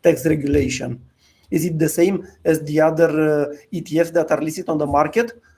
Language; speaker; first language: English; non-native, fluent; Romanian